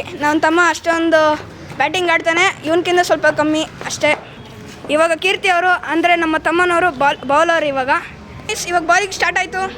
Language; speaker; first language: Kannada; native; Kannada